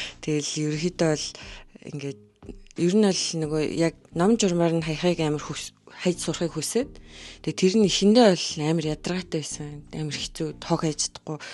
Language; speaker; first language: Mongolian; native; Mongolian